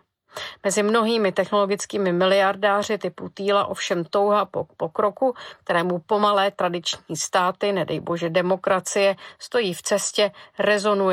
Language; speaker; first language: Czech; native; Czech